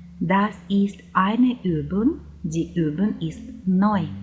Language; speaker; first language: German; non-native, fluent; Ukrainian